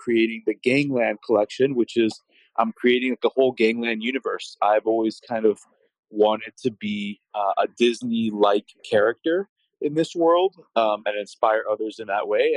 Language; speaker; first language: English; native; English